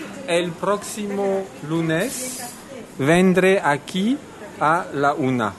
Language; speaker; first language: Spanish; non-native, fluent; French